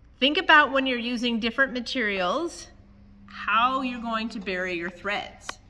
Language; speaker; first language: English; native; English